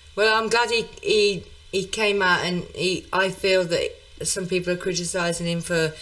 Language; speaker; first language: English; native; English